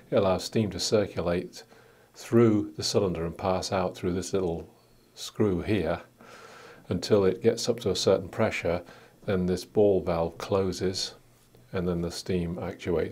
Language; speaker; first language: English; native; English